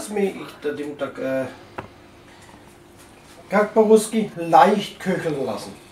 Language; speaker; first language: Russian; non-native, learner; German